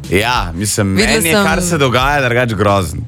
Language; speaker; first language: Slovenian; native; Slovenian